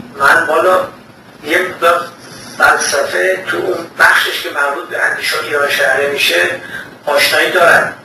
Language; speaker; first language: Persian; native; Persian